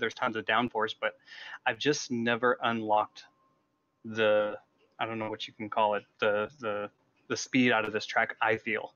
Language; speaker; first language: English; native; English